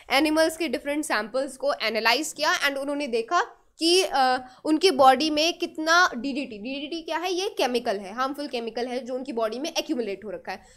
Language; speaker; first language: Hindi; native; Hindi